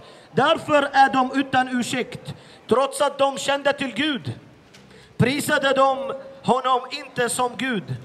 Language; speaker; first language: Swedish; non-native, fluent; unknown